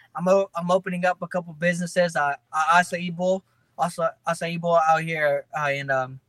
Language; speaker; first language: English; native; English